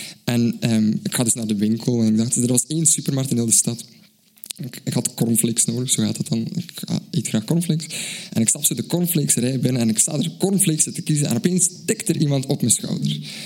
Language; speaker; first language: Dutch; native; Dutch